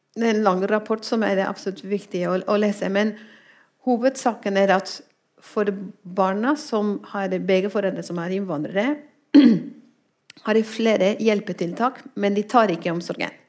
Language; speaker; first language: Norwegian; non-native, fluent; Spanish